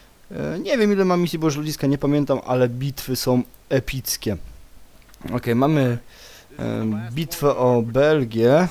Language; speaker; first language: Polish; native; Polish